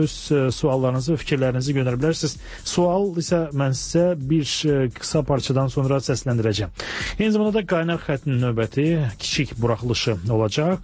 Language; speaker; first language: Azerbaijani; native; Azerbaijani